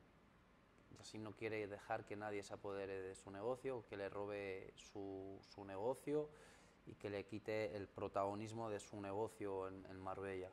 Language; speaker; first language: Spanish; early bilingual, other home language; Arabic